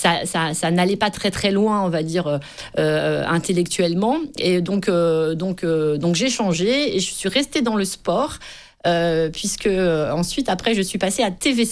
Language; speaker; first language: French; native; French